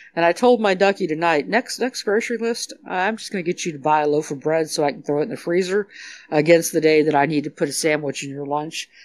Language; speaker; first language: English; native; English